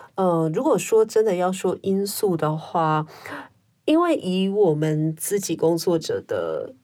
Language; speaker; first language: Chinese; non-native, local second language; Min Nan Chinese